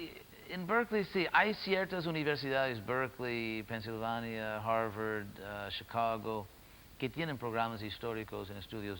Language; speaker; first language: Spanish; non-native, fluent; English